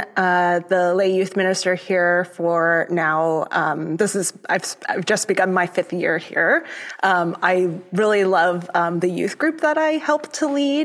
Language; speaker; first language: English; early bilingual, other home language; Cantonese